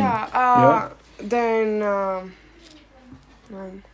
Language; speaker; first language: German; non-native, learner; Greek